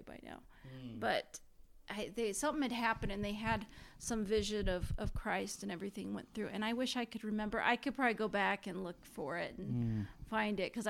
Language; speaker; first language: English; native; English